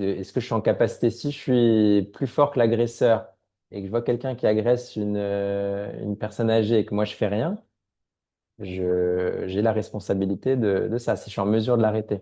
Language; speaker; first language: French; native; French